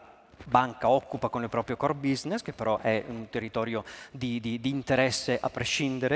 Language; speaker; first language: Italian; native; Italian